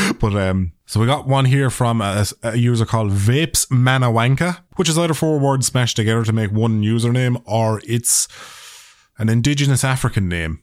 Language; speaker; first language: English; native; English